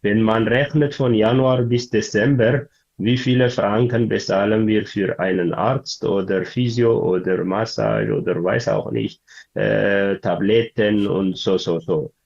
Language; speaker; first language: German; non-native, learner; Tigrinya